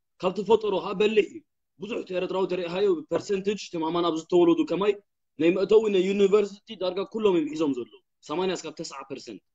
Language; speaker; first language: Tigrinya; early bilingual, heritage; Tigrinya